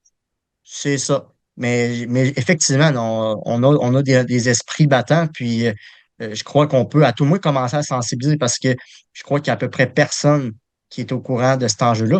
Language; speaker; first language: French; native; French